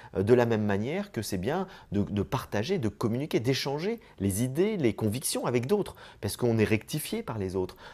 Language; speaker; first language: French; native; French